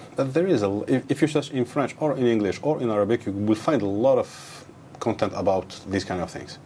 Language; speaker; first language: English; non-native, fluent; Arabic